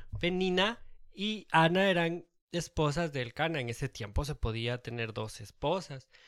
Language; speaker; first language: Spanish; early bilingual, heritage; Spanish